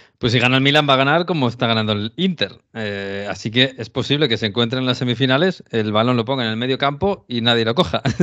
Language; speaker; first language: Spanish; native; Spanish